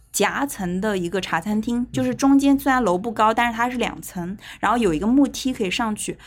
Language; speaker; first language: Chinese; native; Chinese